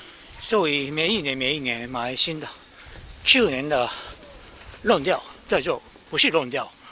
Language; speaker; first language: Chinese; non-native, learner; Japanese